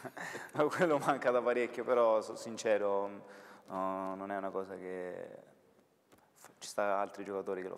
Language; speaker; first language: Italian; native; Italian